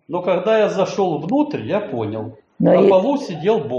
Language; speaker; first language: Polish; non-native, learner; Russian